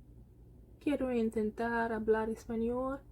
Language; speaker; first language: Spanish; non-native, learner; Lingala